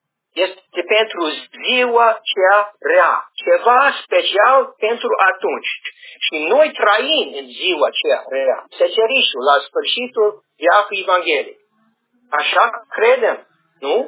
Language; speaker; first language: Romanian; non-native, learner; English